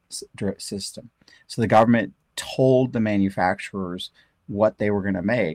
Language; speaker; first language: English; early bilingual, other home language; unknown